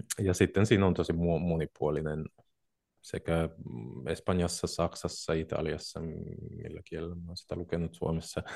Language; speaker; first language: Finnish; non-native, fluent; Russian